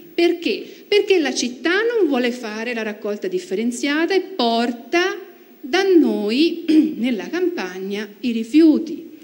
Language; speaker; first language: Italian; native; Italian